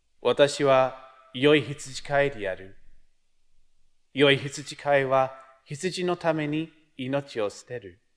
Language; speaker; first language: Japanese; non-native, fluent; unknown